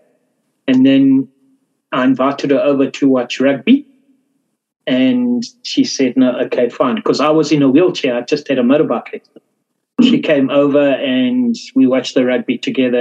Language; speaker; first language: English; native; English